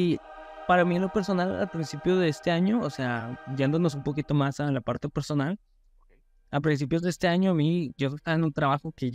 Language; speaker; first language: Spanish; native; Spanish